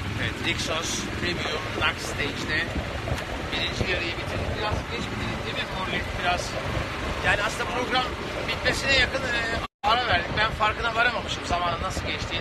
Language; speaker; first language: Turkish; native; Turkish